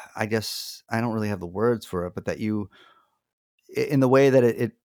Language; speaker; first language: English; native; English